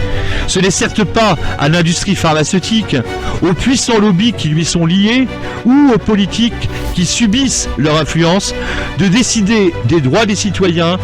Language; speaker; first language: French; native; French